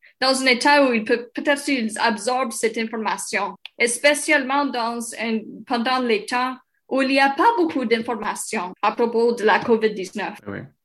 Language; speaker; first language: French; non-native, local second language; English